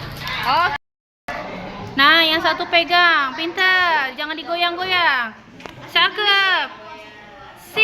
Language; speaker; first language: Indonesian; native; Indonesian